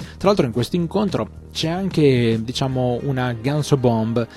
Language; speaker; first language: Italian; native; Italian